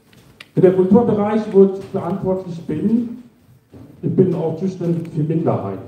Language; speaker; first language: German; non-native, fluent; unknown